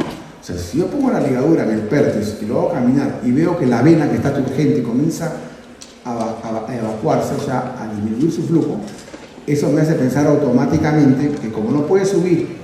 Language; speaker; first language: Spanish; native; Spanish